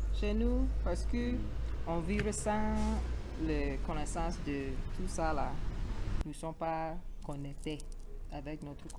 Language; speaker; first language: French; non-native, learner; English